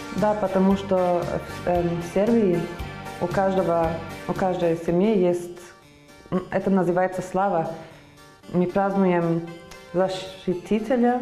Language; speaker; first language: Russian; non-native, learner; Serbian